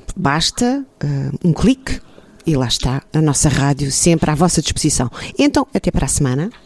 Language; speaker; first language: Portuguese; native; Portuguese